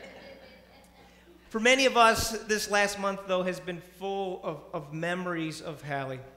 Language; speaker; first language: English; native; English